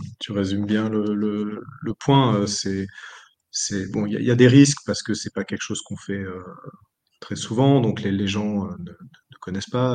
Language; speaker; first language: French; native; French